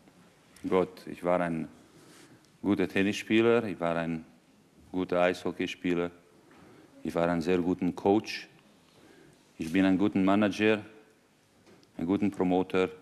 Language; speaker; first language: German; non-native, fluent; Romanian